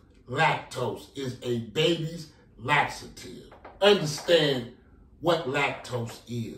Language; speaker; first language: English; native; English